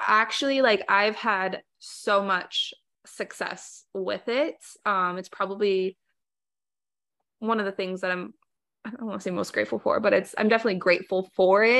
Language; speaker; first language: English; native; English